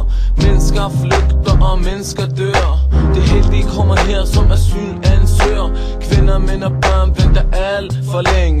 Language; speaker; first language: Danish; early bilingual, other home language; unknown